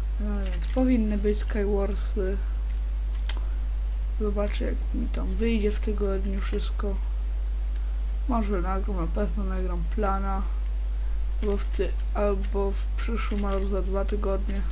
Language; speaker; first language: Polish; native; Polish